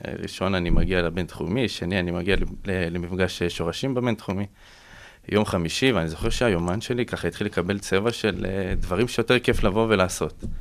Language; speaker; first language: Hebrew; native; Hebrew